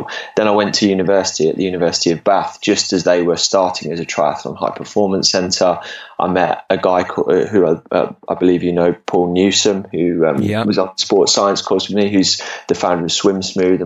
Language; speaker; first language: English; native; English